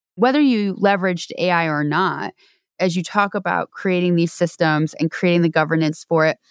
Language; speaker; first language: English; native; English